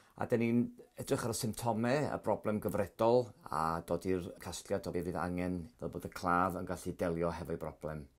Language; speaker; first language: Welsh; native; Welsh